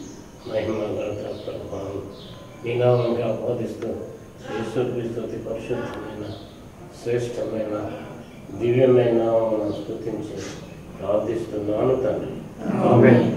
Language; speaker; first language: Telugu; native; Telugu